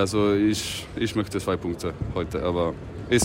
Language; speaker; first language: German; non-native, learner; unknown